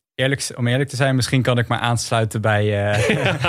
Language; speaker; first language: Dutch; native; Dutch